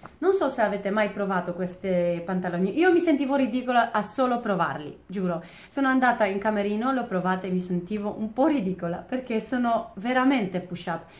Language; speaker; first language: Italian; non-native, fluent; Polish